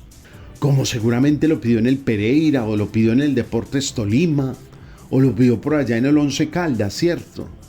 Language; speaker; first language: Spanish; native; Spanish